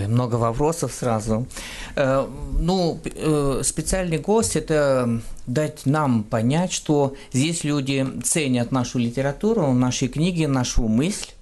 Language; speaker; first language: Russian; non-native, fluent; French